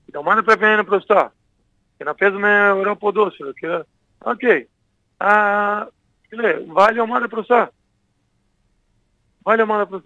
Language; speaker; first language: Greek; non-native, learner; Portuguese